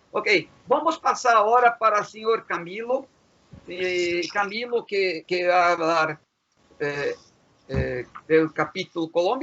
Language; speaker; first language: Spanish; non-native, fluent; Portuguese